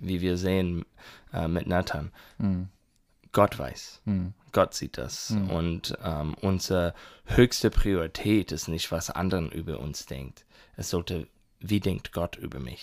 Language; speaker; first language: German; non-native, learner; English